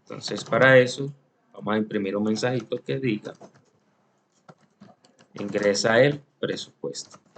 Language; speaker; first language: Spanish; native; Spanish